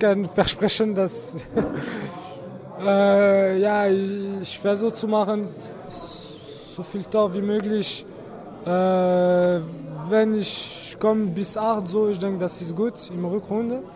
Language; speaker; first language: German; non-native, learner; French